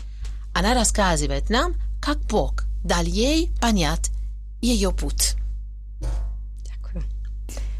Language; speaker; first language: Russian; non-native, fluent; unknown